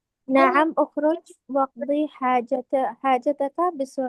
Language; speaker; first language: Arabic; non-native, learner; Urdu